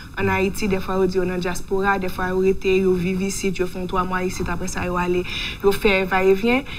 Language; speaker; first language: French; non-native, local second language; Haitian Creole